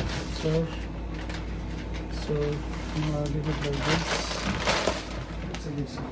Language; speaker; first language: English; non-native, learner; Tibetan